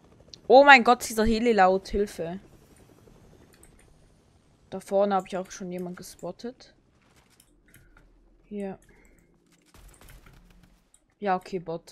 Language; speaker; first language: German; native; German